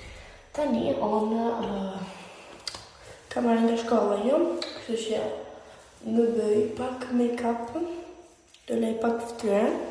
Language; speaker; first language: Albanian; early bilingual, heritage; Albanian